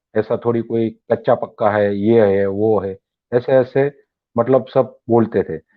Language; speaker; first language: Hindi; non-native, local second language; Gujarati